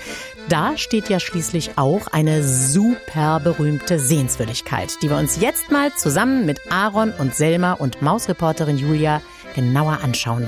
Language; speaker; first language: German; native; German